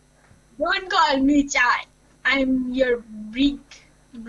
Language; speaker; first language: English; non-native, learner; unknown